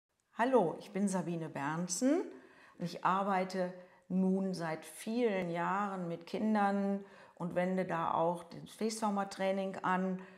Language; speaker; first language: German; native; German